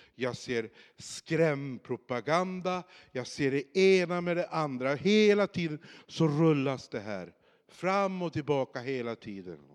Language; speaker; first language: Swedish; native; Swedish